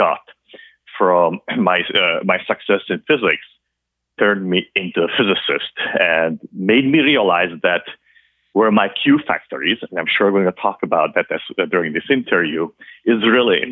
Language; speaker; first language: English; non-native, fluent; Hungarian